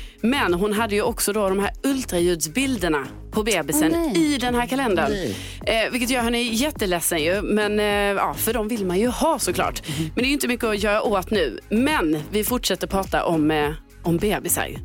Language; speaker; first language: Swedish; native; Swedish